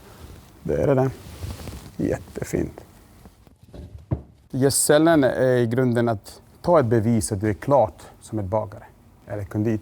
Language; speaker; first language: Swedish; non-native, fluent; Bosnian